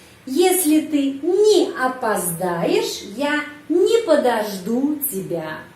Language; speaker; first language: Russian; non-native, fluent; Indonesian